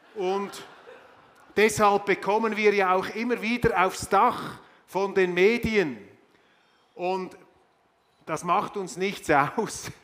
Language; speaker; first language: German; native; German